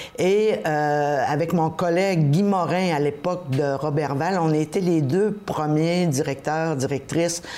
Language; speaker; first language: French; native; French